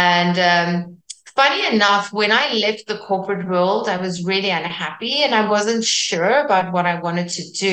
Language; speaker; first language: English; non-native, local second language; Afrikaans